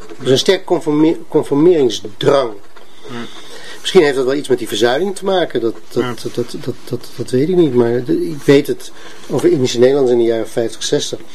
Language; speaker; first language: Dutch; native; Dutch